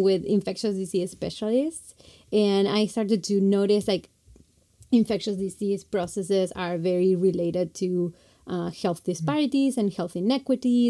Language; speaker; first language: English; non-native, fluent; Spanish